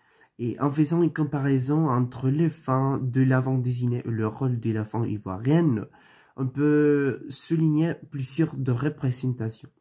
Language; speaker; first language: French; non-native, learner; Spanish